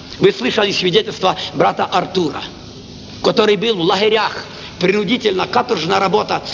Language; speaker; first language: Russian; non-native, local second language; Ukrainian